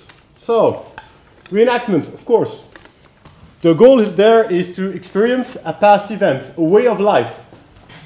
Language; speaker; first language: English; non-native, fluent; French